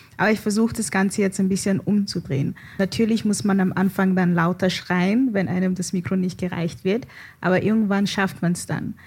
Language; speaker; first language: German; early bilingual, other home language; Igbo